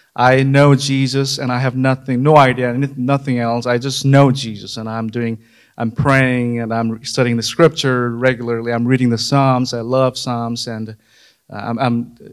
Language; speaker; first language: English; non-native, local second language; Nepali